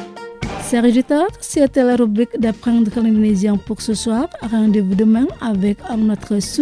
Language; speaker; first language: French; non-native, fluent; Indonesian